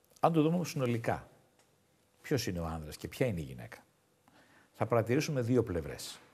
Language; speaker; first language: Greek; native; Greek